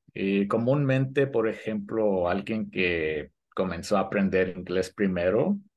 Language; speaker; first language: Spanish; early bilingual, heritage; Spanish